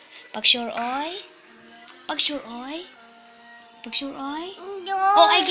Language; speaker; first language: Filipino; non-native, local second language; Cebuano